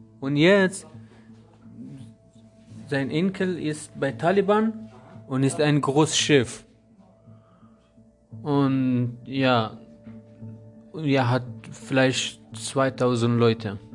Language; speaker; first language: German; non-native, learner; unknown